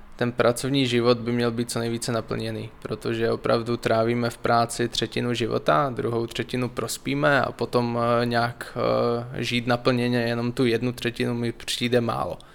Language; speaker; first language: Czech; native; Czech